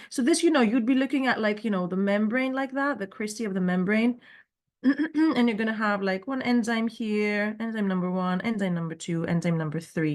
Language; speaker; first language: English; native; English